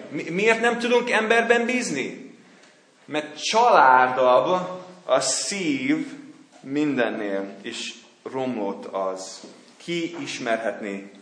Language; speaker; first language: Hungarian; non-native, fluent; English